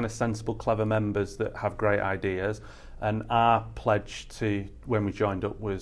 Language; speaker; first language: English; native; English